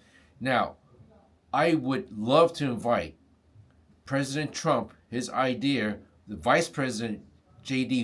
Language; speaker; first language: English; non-native, fluent; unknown